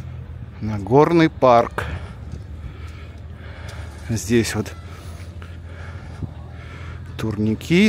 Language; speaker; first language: Russian; native; Russian